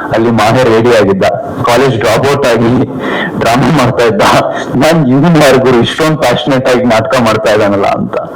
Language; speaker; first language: Kannada; native; Kannada